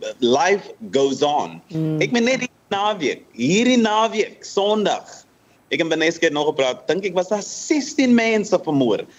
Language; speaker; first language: Afrikaans; native; Afrikaans